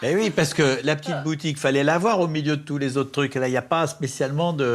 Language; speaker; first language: French; native; French